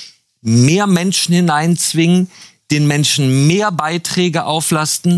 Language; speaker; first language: German; native; German